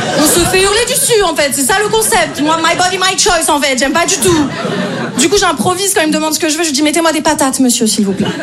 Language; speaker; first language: French; native; French